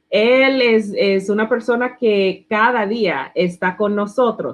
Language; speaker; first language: Spanish; non-native, learner; English